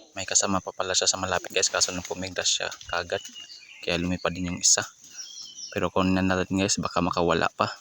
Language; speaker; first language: Filipino; non-native, local second language; Cebuano